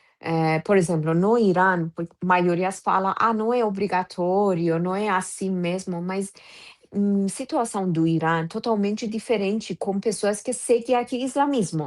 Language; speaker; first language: Portuguese; non-native, fluent; Persian